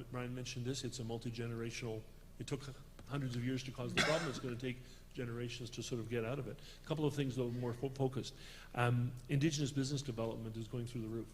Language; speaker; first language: English; native; English